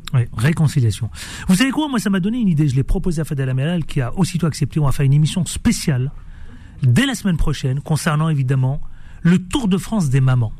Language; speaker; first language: French; native; French